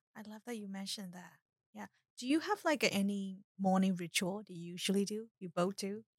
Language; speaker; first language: English; non-native, fluent; Burmese